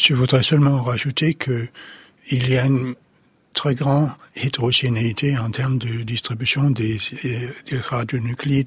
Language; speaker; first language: French; non-native, fluent; Danish